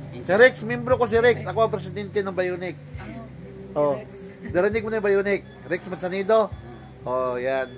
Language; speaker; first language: Filipino; native; Filipino